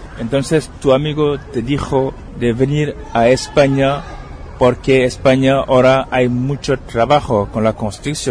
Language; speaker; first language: Spanish; non-native, fluent; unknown